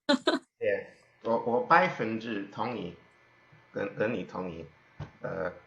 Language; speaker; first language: Chinese; non-native, learner; English